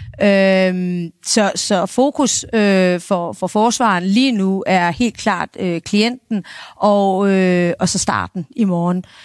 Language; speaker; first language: Danish; native; Danish